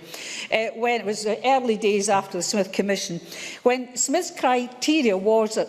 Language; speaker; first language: English; native; English